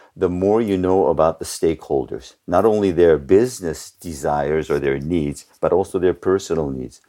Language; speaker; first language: English; early bilingual, other home language; Japanese